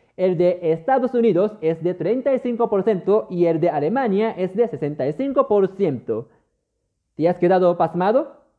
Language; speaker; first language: Spanish; non-native, fluent; Japanese